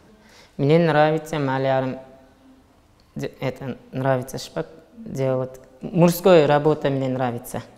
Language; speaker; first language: Russian; non-native, local second language; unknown